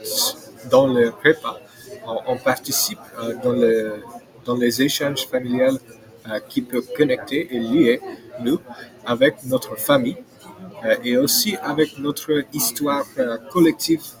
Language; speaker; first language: French; non-native, learner; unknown